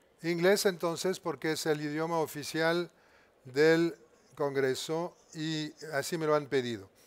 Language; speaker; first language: Spanish; non-native, fluent; French